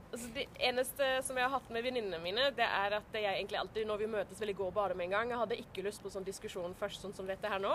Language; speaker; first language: Norwegian; non-native, fluent; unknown